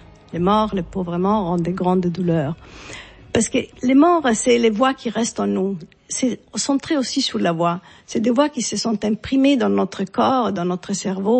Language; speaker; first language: French; non-native, fluent; Italian